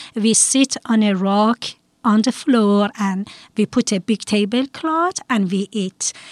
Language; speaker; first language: English; non-native, fluent; Persian